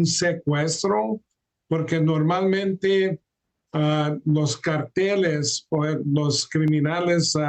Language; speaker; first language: Spanish; early bilingual, heritage; Spanish